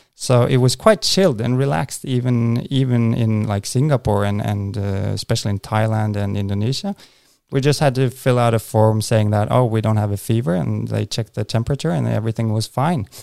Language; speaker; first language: English; non-native, fluent; Norwegian